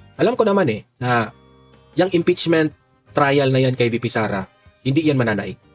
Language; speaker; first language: Filipino; non-native, local second language; Cebuano